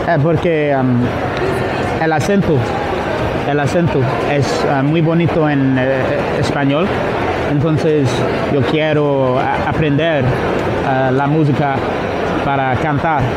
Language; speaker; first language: Spanish; non-native, learner; Portuguese